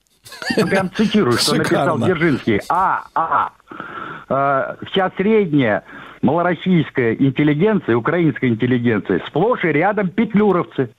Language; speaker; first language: Russian; native; Russian